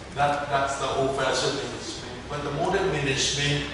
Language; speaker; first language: English; non-native, fluent; Thai